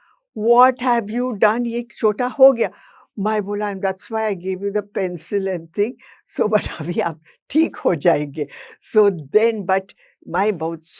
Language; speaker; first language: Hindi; non-native, local second language; English